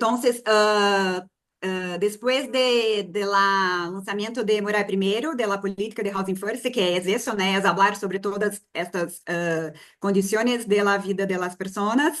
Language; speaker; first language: Spanish; non-native, fluent; Portuguese